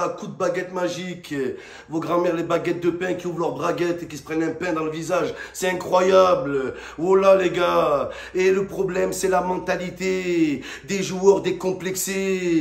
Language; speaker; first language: French; native; French